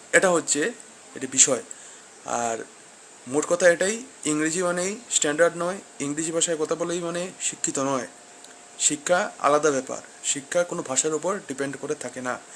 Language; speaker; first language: Bangla; non-native, local second language; Kok Borok